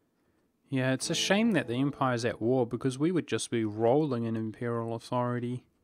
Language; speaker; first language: English; native; English